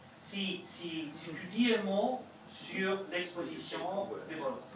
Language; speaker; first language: French; non-native, fluent; Italian